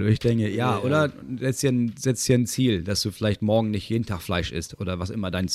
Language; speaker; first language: German; native; German